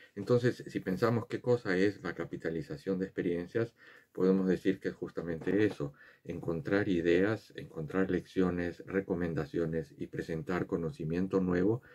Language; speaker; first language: Spanish; native; Spanish